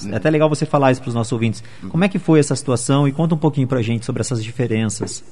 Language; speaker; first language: Portuguese; native; Portuguese